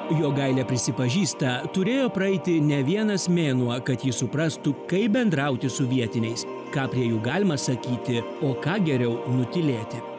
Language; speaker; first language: Lithuanian; native; Lithuanian